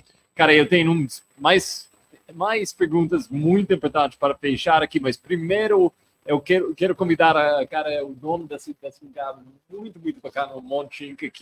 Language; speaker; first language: Portuguese; non-native, fluent; English